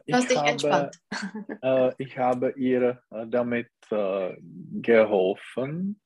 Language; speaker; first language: German; non-native, learner; Czech